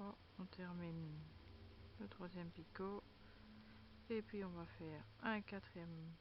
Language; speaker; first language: French; native; French